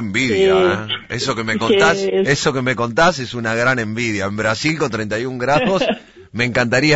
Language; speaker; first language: Spanish; native; Spanish